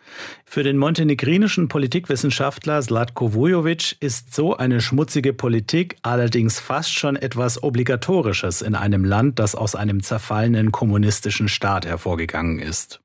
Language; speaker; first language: German; native; German